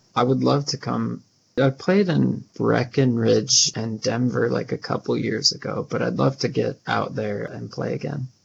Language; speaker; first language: English; native; English